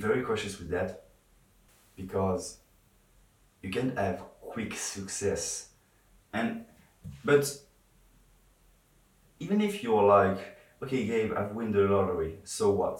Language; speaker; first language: English; non-native, fluent; French